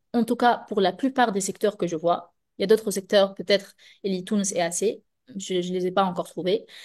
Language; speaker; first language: French; non-native, local second language; Arabic